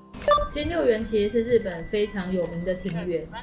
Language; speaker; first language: Chinese; native; Chinese